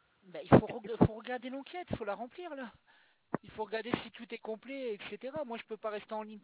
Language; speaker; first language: French; native; French